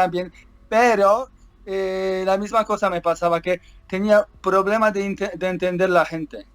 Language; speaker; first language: Spanish; non-native, learner; Polish